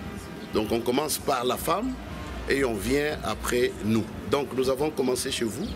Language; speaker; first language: French; non-native, local second language; Kongo